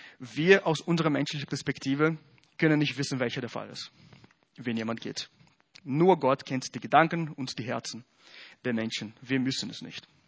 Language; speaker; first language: German; non-native, fluent; Portuguese